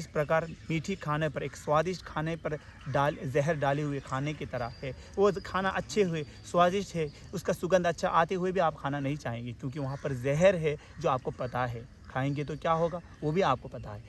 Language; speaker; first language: Hindi; non-native, local second language; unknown